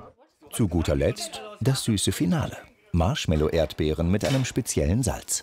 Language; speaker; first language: German; native; German